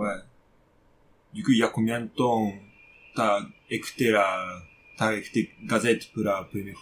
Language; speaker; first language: French; non-native, fluent; Japanese